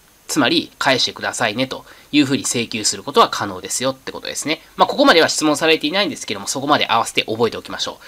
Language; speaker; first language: Japanese; native; Japanese